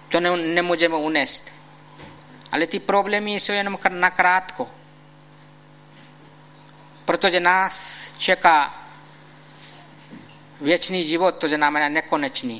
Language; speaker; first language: Czech; non-native, fluent; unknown